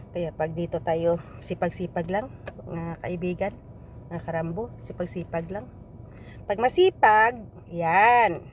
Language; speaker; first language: Filipino; non-native, local second language; Hiligaynon